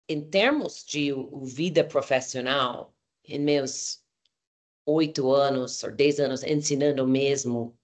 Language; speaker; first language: Portuguese; non-native, fluent; English